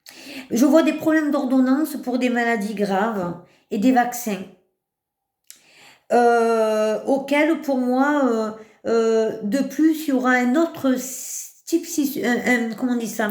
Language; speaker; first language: French; native; French